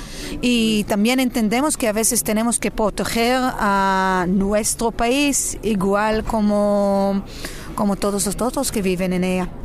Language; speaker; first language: Spanish; non-native, fluent; Hebrew